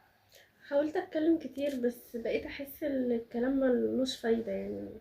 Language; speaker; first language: Arabic; native; Arabic